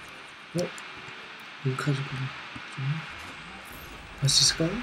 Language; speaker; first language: Korean; non-native, learner; English